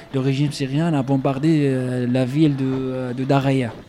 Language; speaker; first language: French; non-native, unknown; Arabic